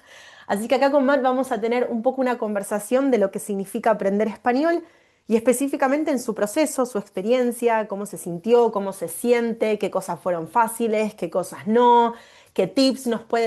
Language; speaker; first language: Spanish; native; Spanish